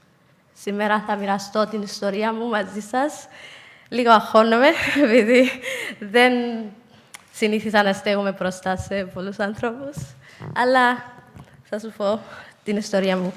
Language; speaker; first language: Greek; non-native, fluent; Somali